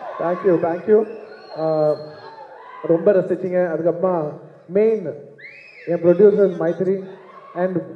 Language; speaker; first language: Tamil; non-native, local second language; Telugu